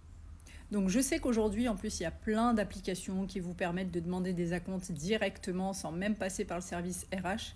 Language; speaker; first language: French; native; French